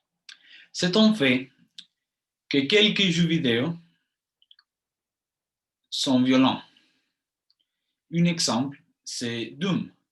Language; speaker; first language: French; non-native, fluent; Spanish